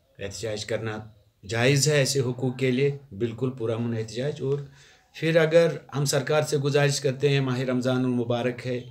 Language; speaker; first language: Hindi; non-native, local second language; Kashmiri